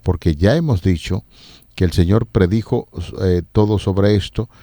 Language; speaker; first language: Spanish; native; Spanish